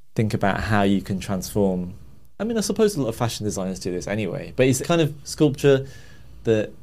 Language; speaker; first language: English; native; English